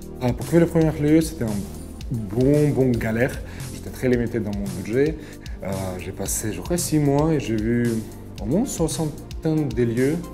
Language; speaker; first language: French; non-native, fluent; Ukrainian